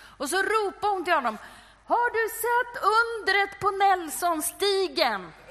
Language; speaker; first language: Swedish; native; Swedish